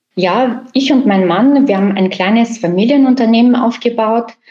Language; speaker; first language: German; early bilingual, other home language; Russian